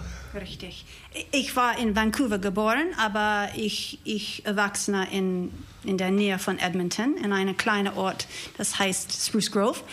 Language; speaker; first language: German; non-native, learner; English